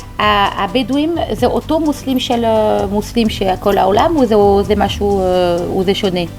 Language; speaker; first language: Hebrew; non-native, learner; French